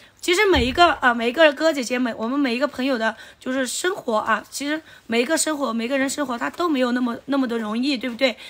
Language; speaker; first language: Chinese; non-native, local second language; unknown